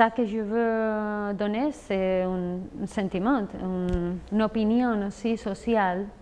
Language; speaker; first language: French; non-native, fluent; Spanish